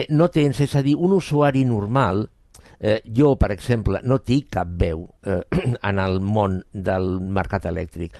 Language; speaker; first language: Catalan; non-native, local second language; Spanish